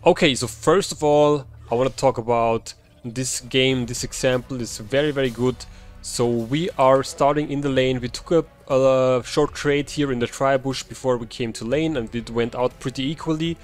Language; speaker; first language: English; non-native, fluent; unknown